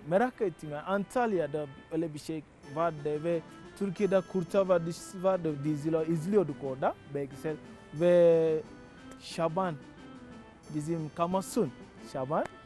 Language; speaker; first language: Turkish; non-native, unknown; Swahili